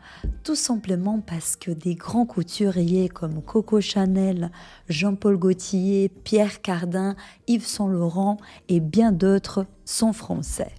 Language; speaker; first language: French; non-native, fluent; Portuguese